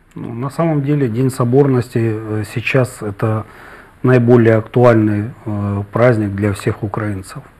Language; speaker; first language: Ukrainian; non-native, local second language; Russian